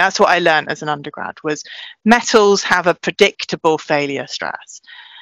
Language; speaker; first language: English; native; English